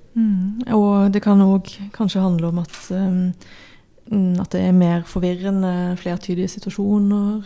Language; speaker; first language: Norwegian; native; Norwegian